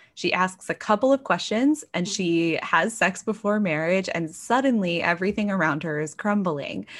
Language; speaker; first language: English; native; English